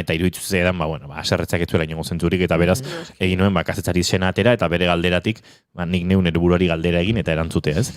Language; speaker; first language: Basque; native; Basque